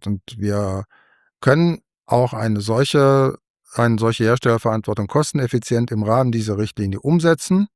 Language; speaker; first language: German; native; German